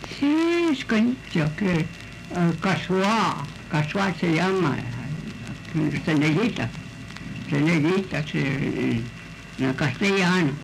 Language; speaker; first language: Spanish; non-native, local second language; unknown